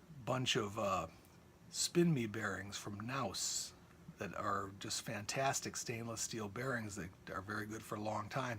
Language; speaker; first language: English; native; English